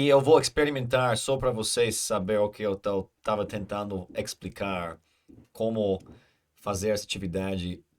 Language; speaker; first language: Portuguese; non-native, learner; English